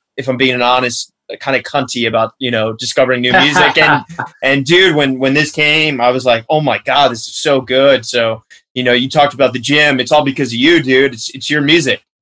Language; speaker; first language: English; native; English